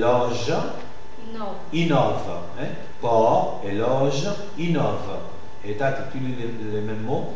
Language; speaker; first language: French; non-native, fluent; Spanish